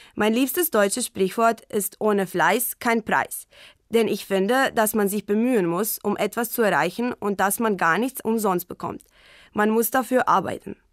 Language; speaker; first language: German; non-native, fluent; Croatian